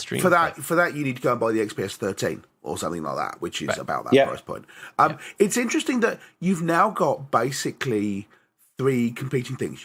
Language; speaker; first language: English; native; English